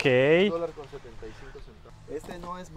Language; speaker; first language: Spanish; native; Spanish